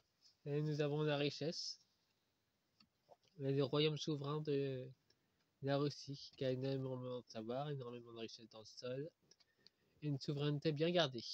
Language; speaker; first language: French; native; French